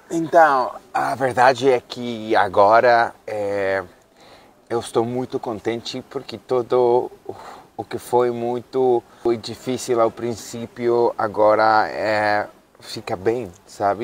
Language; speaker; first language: Portuguese; non-native, fluent; Spanish